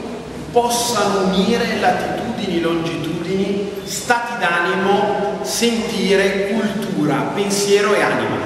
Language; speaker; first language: Italian; native; Italian